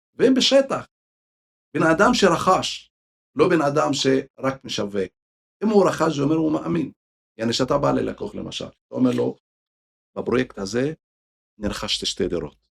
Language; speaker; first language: Hebrew; non-native, local second language; Arabic